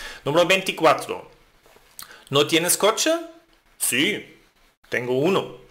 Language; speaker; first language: Spanish; non-native, fluent; German